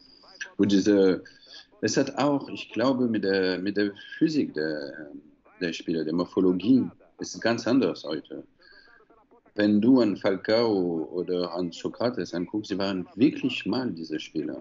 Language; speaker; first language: German; non-native, fluent; French